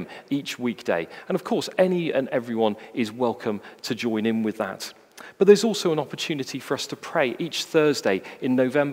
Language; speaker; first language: English; native; English